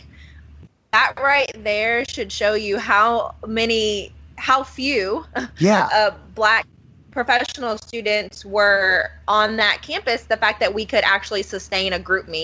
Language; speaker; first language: English; native; English